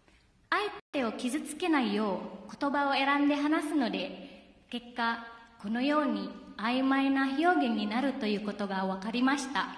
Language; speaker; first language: Japanese; non-native, fluent; Indonesian